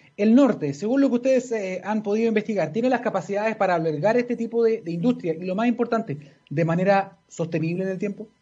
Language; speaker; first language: Spanish; native; Spanish